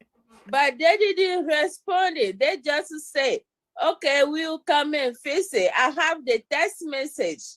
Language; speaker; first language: English; non-native, learner; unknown